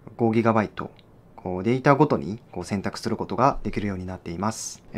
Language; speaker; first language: Japanese; non-native, fluent; Korean